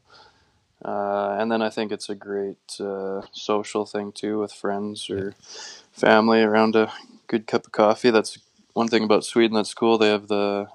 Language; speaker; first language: English; native; English